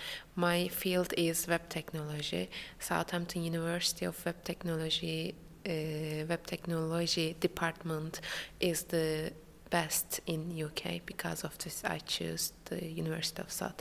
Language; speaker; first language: English; non-native, learner; Turkish